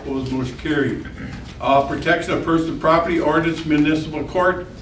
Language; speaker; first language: English; native; English